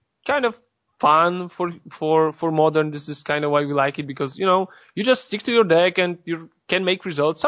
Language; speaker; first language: English; non-native, fluent; Polish